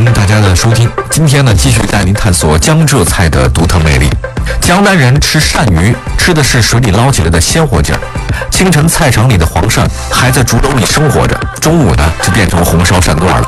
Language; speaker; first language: Chinese; native; Chinese